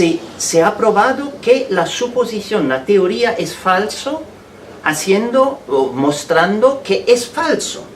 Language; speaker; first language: Spanish; non-native, fluent; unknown